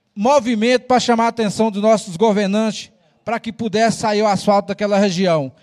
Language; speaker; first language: Portuguese; native; Portuguese